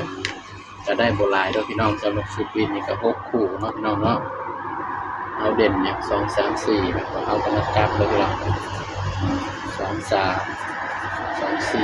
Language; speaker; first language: Thai; non-native, local second language; Lao